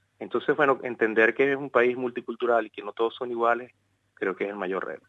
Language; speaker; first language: Spanish; native; Spanish